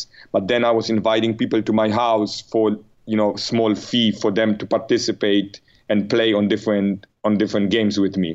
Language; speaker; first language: English; non-native, fluent; Polish